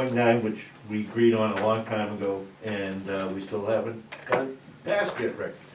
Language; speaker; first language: English; native; English